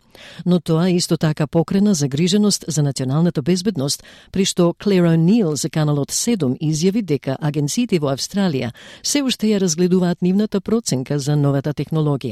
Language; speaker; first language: Macedonian; native; Macedonian